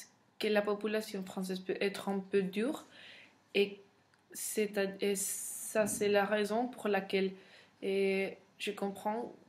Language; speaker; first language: French; non-native, fluent; Spanish